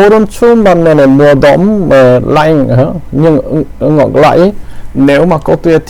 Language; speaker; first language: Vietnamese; non-native, learner; Korean